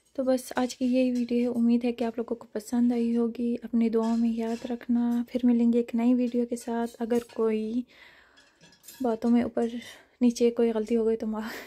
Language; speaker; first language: Urdu; non-native, fluent; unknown